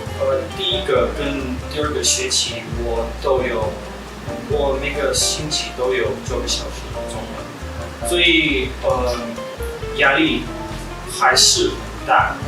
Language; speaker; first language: Chinese; non-native, learner; Russian